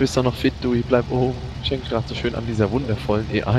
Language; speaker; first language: German; native; German